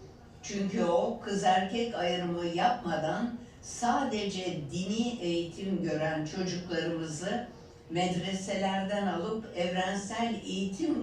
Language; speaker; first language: Turkish; native; Turkish